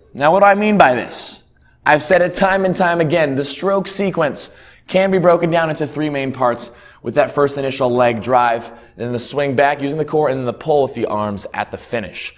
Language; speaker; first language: English; native; English